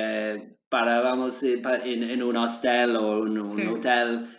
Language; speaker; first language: Spanish; non-native, learner; English